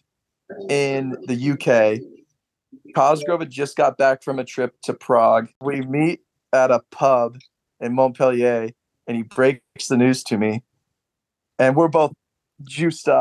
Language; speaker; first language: English; native; English